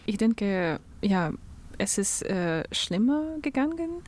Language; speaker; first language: German; non-native, learner; Russian